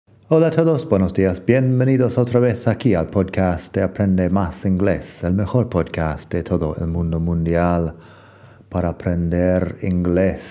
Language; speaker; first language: Spanish; non-native, fluent; English